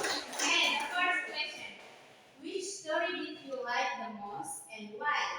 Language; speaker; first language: English; non-native, learner; Indonesian